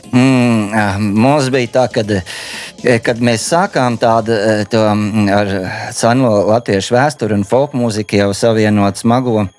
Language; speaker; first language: Latvian; native; Latvian